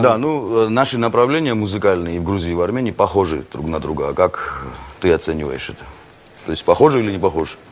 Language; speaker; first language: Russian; non-native, fluent; Georgian